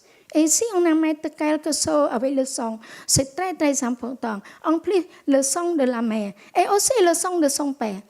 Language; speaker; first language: French; non-native, local second language; Khmer